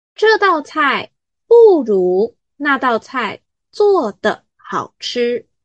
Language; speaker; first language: Chinese; native; Chinese